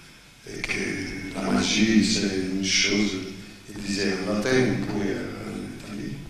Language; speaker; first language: French; non-native, fluent; Italian